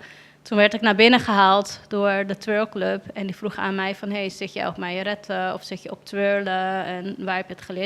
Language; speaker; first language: Dutch; native; Dutch